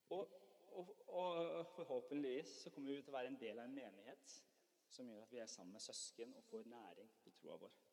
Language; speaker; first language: Norwegian; early bilingual, other home language; Persian